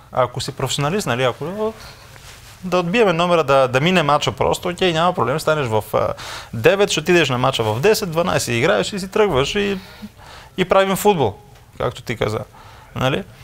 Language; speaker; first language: Bulgarian; non-native, fluent; Greek